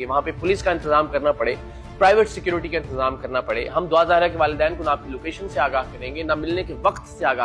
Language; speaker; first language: Urdu; native; Urdu